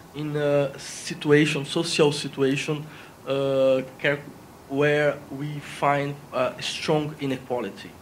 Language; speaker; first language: English; non-native, fluent; Spanish